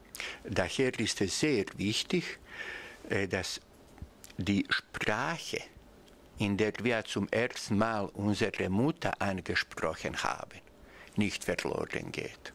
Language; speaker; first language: German; non-native, fluent; Bosnian